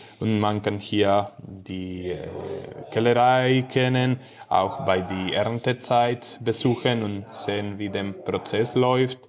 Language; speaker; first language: German; non-native, fluent; Spanish